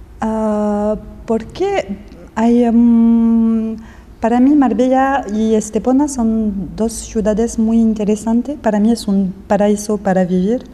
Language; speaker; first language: Spanish; non-native, fluent; French